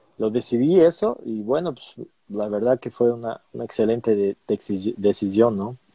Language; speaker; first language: Spanish; non-native, fluent; Portuguese